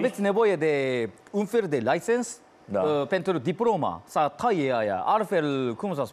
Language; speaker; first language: Romanian; non-native, learner; Japanese